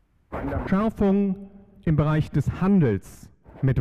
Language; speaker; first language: German; native; German